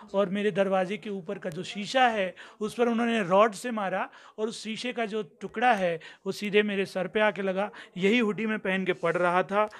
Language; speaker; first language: Hindi; native; Hindi